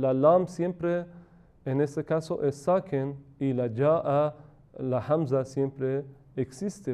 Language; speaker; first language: Spanish; non-native, fluent; Persian